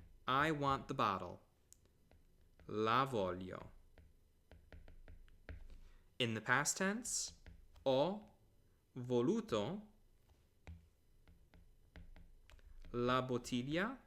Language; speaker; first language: Italian; non-native, fluent; English